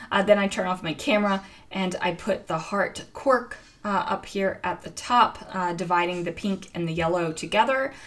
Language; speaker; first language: English; native; English